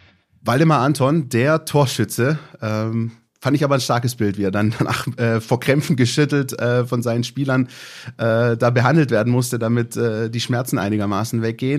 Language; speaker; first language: German; native; German